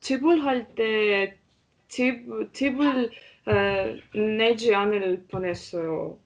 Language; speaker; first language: Korean; non-native, learner; Latvian